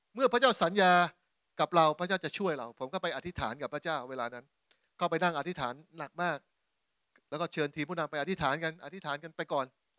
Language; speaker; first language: Thai; native; Thai